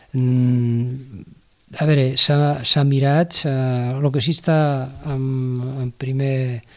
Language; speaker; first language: Catalan; native; Catalan